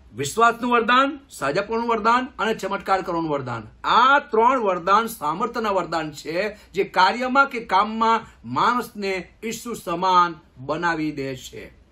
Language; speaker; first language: Gujarati; non-native, local second language; Gamit